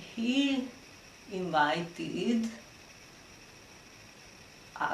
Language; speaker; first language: English; non-native, learner; Hungarian